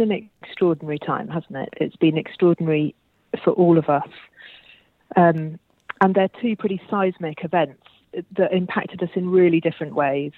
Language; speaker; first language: English; native; English